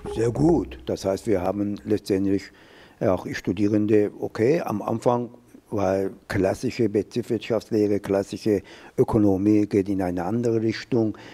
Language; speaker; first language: German; non-native, fluent; Persian